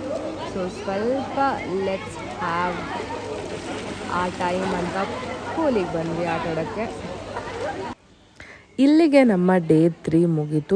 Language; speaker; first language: Kannada; native; Kannada